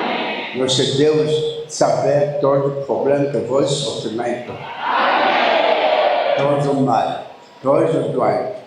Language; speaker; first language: Portuguese; non-native, learner; Lingala